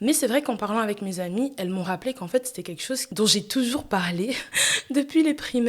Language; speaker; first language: French; native; French